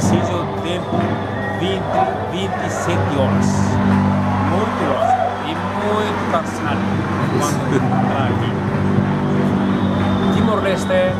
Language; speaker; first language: Portuguese; non-native, learner; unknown